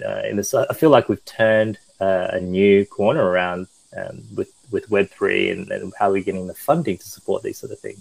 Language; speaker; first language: English; early bilingual, other home language; Chinese